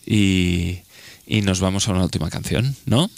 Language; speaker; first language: Spanish; non-native, local second language; Catalan